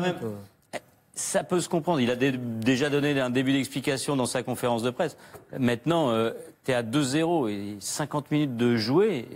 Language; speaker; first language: French; native; French